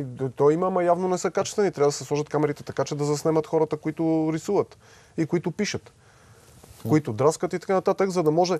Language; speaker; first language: Bulgarian; native; Bulgarian